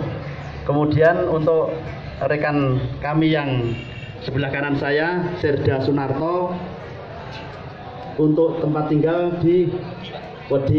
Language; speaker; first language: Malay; non-native, local second language; Javanese